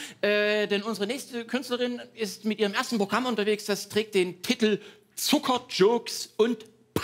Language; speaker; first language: German; native; German